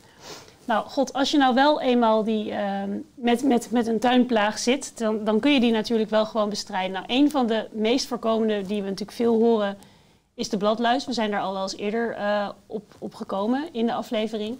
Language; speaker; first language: Dutch; native; Dutch